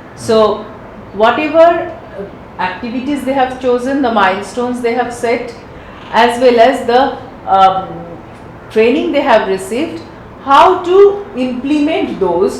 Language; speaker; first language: English; non-native, local second language; Bangla